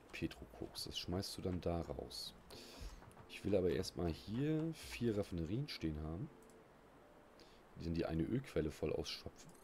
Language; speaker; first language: German; native; German